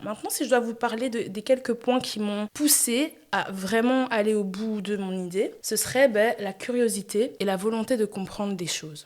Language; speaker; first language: French; native; French